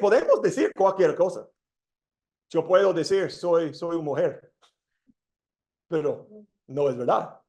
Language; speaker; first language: Spanish; non-native, fluent; English